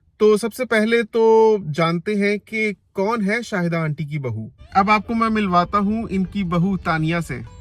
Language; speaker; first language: Urdu; native; Urdu